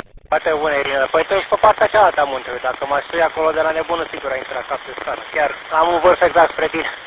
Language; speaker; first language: Romanian; native; Romanian